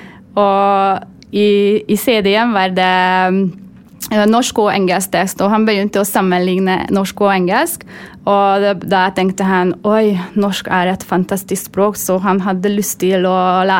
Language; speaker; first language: Norwegian; non-native, fluent; Hungarian